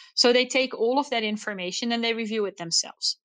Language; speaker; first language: English; non-native, fluent; Dutch